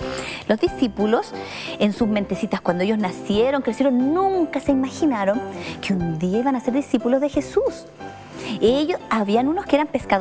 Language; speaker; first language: Spanish; native; Spanish